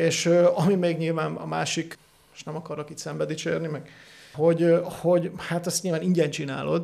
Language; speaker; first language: Hungarian; native; Hungarian